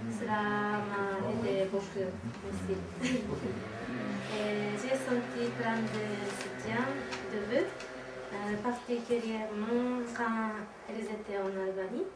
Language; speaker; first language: French; non-native, learner; Japanese